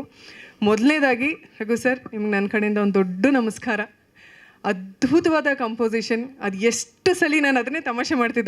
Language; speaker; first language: Kannada; native; Kannada